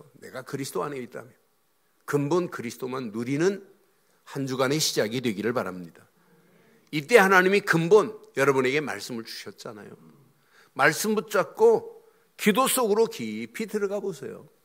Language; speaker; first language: Korean; native; Korean